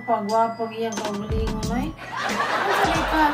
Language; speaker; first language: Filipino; non-native, local second language; Cebuano